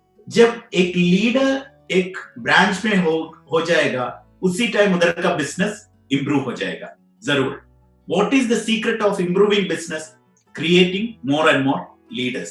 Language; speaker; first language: Hindi; non-native, local second language; Malayalam